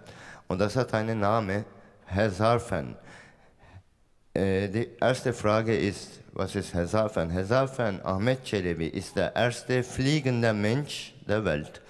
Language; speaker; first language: German; non-native, fluent; Turkish